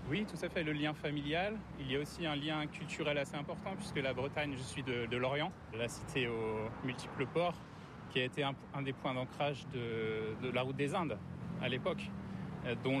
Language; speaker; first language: French; native; French